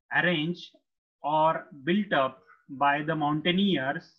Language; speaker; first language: English; non-native, local second language; Marathi